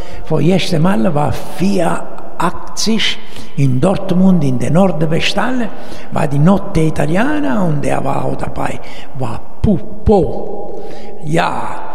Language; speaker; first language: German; non-native, learner; Italian